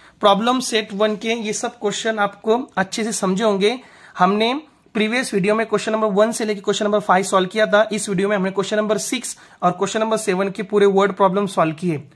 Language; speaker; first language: Hindi; non-native, local second language; Marathi